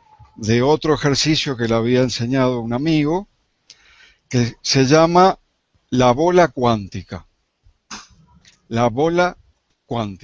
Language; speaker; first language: Spanish; native; Spanish